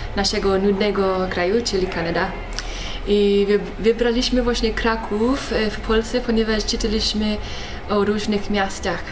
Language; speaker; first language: Polish; non-native, fluent; English